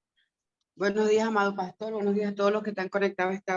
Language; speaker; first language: Spanish; native; Spanish